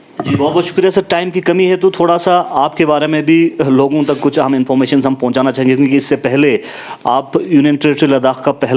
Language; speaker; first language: Hindi; non-native, local second language; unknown